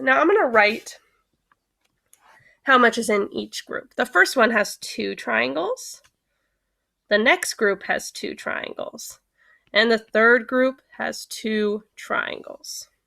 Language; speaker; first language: English; native; English